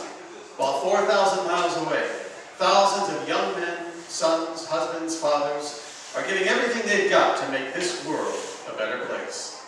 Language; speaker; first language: English; native; English